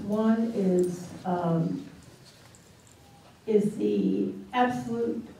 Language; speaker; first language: English; native; English